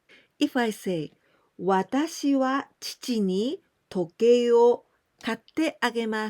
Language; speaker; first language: Japanese; non-native, fluent; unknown